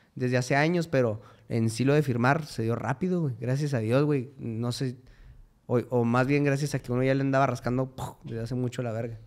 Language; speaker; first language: Spanish; native; Spanish